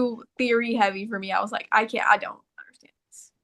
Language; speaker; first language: English; native; English